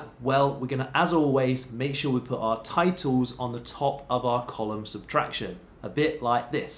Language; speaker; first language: English; native; English